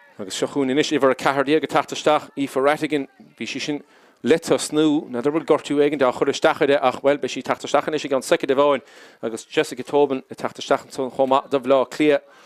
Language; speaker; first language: Irish; native; Irish